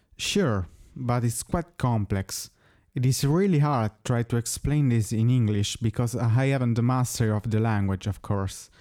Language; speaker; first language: English; non-native, fluent; Italian